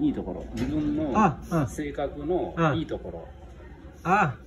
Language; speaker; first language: Japanese; native; Japanese